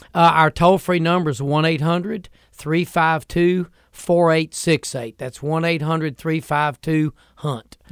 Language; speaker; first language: English; native; English